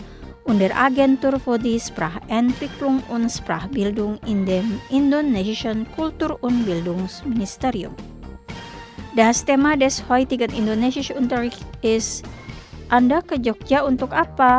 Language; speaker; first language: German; non-native, fluent; Indonesian